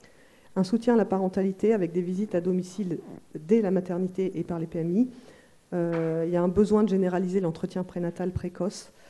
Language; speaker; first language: French; native; French